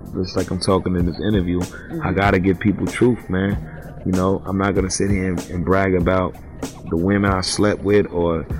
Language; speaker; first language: English; native; English